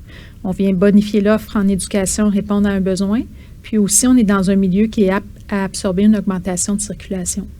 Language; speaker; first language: French; native; French